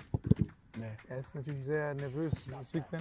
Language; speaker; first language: German; native; German